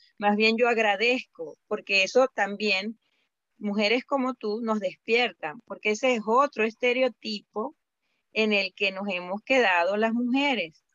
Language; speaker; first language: Spanish; native; Spanish